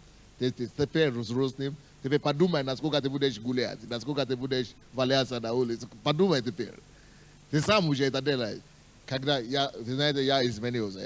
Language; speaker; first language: Russian; non-native, fluent; Yoruba